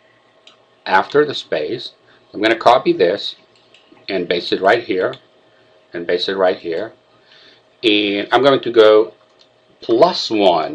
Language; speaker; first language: English; non-native, fluent; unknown